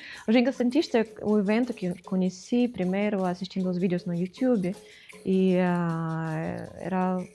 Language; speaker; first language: Portuguese; non-native, fluent; Russian